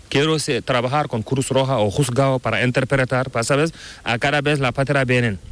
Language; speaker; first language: Spanish; non-native, learner; Fula